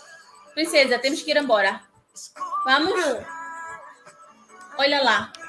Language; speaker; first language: Portuguese; non-native, local second language; Tetum